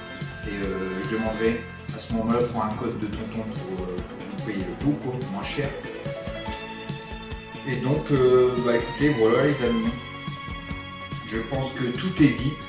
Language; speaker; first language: French; native; French